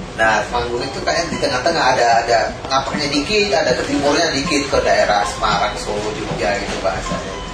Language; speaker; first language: Indonesian; non-native, local second language; Javanese